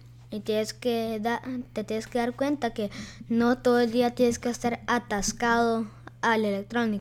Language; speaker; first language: Spanish; early bilingual, heritage; Spanish